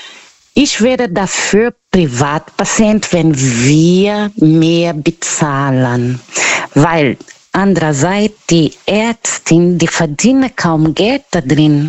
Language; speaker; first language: German; non-native, fluent; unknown